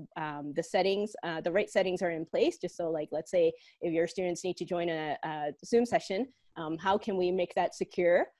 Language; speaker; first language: English; non-native, local second language; Cantonese